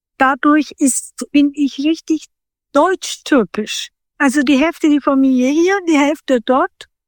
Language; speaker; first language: German; early bilingual, other home language; Turkish